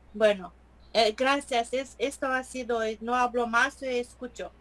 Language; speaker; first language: Spanish; non-native, learner; Romanian